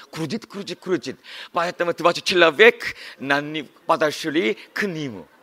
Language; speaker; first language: Russian; non-native, learner; Korean